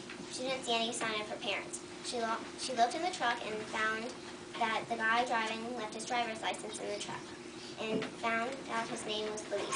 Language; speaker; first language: English; native; English